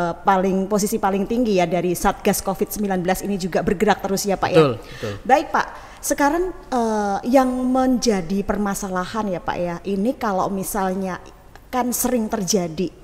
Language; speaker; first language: Indonesian; native; Indonesian